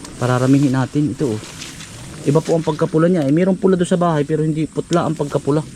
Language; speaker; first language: Filipino; native; Filipino